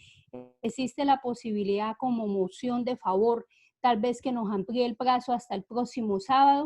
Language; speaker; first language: Spanish; native; Spanish